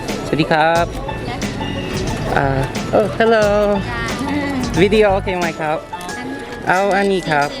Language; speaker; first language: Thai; non-native, learner; Filipino